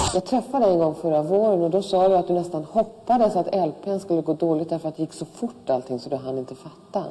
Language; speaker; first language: Swedish; native; Swedish